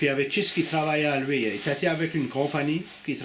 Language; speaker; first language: French; native; French